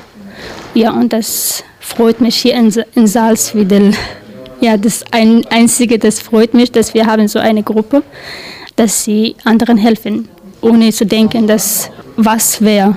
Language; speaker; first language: German; non-native, learner; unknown